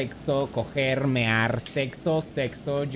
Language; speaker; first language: Spanish; native; Spanish